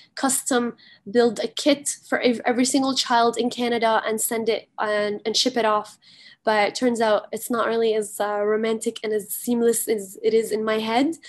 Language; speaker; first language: English; early bilingual, heritage; Arabic